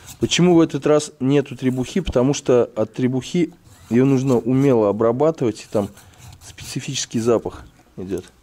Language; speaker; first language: Russian; native; Russian